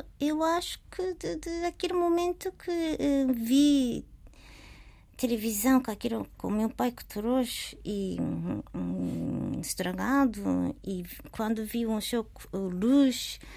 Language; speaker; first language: Portuguese; non-native, learner; Japanese